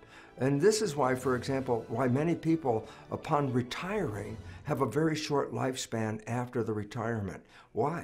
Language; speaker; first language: English; native; English